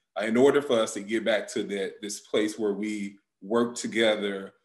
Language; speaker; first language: English; native; English